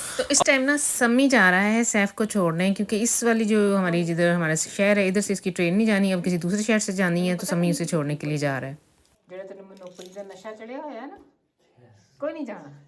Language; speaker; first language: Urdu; native; Urdu